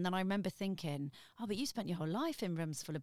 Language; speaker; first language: English; native; English